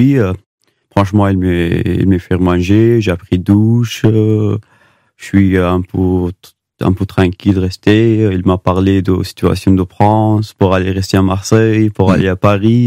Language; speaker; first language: French; non-native, learner; Pashto